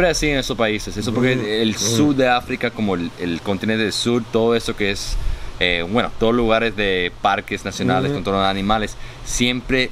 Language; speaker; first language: Spanish; early bilingual, heritage; Spanish